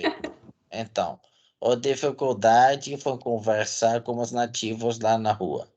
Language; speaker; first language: Portuguese; non-native, fluent; Dutch